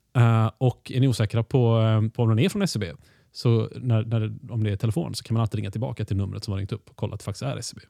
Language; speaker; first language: Swedish; native; Swedish